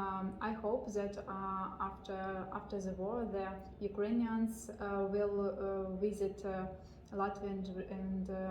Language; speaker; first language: English; non-native, learner; Ukrainian